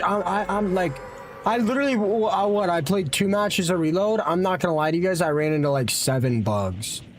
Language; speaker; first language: English; native; English